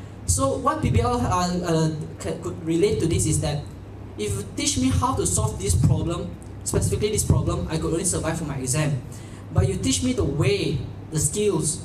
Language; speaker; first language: English; non-native, local second language; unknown